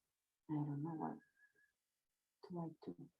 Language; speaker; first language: English; non-native, learner; Spanish